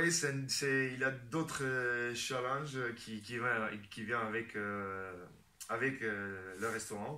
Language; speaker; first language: French; non-native, fluent; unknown